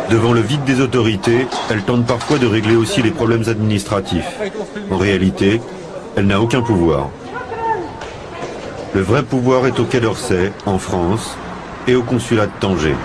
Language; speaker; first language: French; native; French